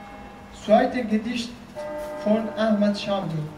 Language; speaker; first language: German; non-native, fluent; Persian